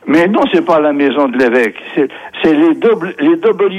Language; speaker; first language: French; native; French